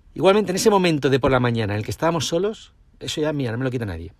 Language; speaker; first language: Spanish; native; Spanish